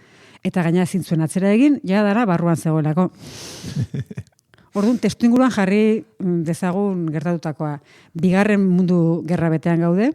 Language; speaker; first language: Basque; native; Basque